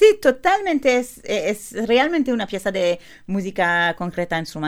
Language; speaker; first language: Spanish; non-native, learner; French